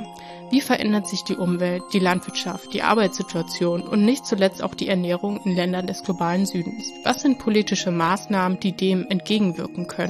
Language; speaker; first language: German; native; German